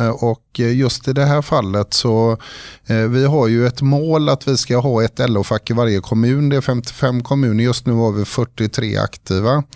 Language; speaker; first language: Swedish; native; Swedish